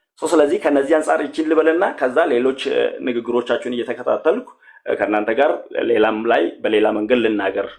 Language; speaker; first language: Amharic; non-native, local second language; Oromo